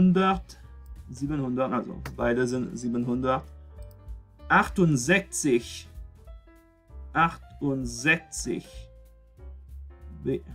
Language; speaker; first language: German; non-native, fluent; French